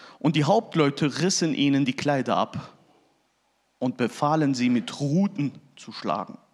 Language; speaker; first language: German; early bilingual, other home language; Turkish